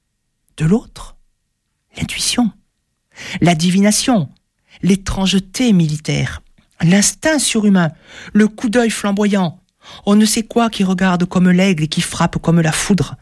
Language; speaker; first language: French; native; French